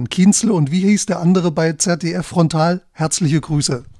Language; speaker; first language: German; native; German